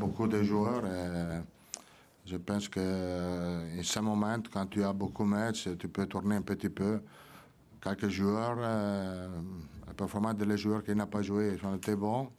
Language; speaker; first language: French; non-native, fluent; Italian